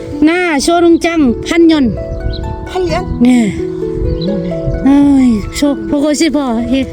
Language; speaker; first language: Korean; non-native, learner; Thai